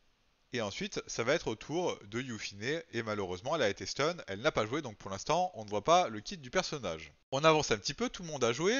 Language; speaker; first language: French; native; French